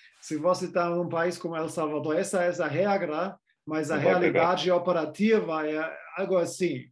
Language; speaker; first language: Portuguese; non-native, fluent; German